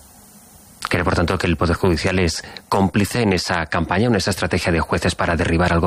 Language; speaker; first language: Spanish; native; Spanish